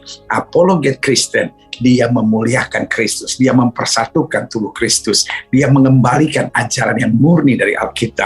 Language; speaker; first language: Indonesian; native; Indonesian